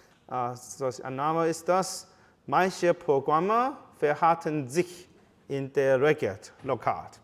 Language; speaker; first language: German; non-native, fluent; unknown